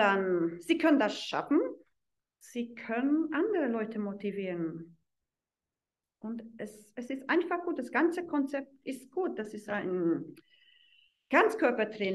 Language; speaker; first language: German; non-native, fluent; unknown